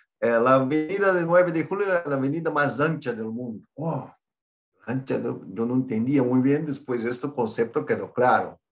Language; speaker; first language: Spanish; non-native, fluent; Portuguese